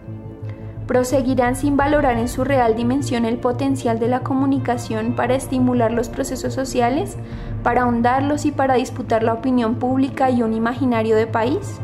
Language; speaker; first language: Spanish; native; Spanish